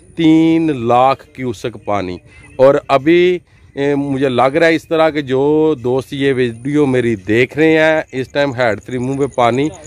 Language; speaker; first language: Urdu; non-native, local second language; Punjabi